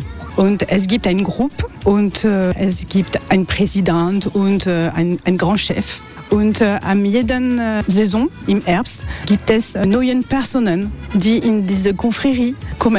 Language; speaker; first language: German; non-native, learner; French